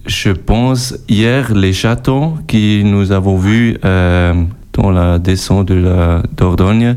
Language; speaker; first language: French; non-native, learner; German